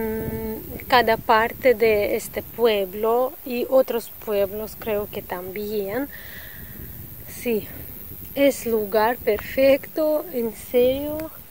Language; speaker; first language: Spanish; non-native, fluent; Russian